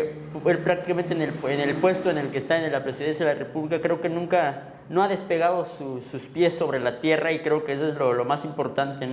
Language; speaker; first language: Spanish; native; Spanish